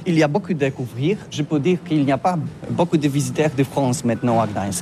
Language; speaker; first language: French; non-native, learner; Polish